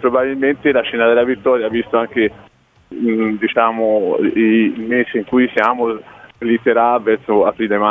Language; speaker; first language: Italian; native; Italian